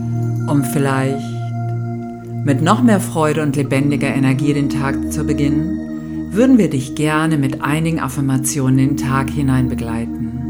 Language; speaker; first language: German; native; German